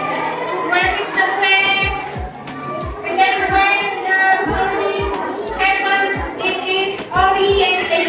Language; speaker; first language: English; non-native, fluent; Indonesian